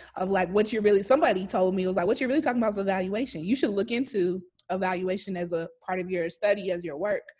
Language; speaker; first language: English; native; English